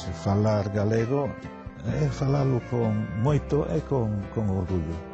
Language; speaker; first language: Galician; non-native, fluent; English